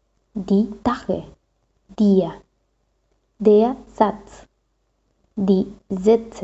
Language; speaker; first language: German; non-native, fluent; Spanish